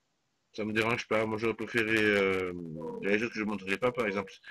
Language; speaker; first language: French; native; French